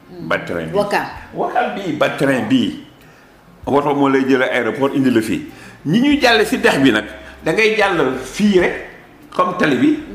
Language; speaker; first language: Wolof; non-native, local second language; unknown